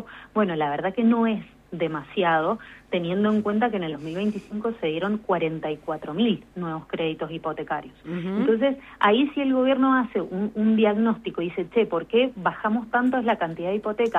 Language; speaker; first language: Spanish; native; Spanish